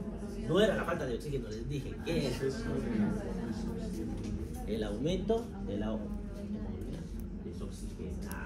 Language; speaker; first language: Spanish; native; Spanish